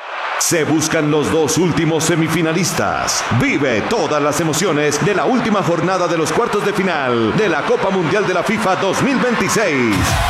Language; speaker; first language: Spanish; native; Spanish